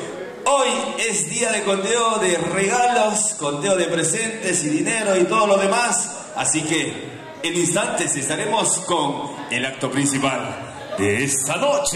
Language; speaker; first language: Spanish; native; Spanish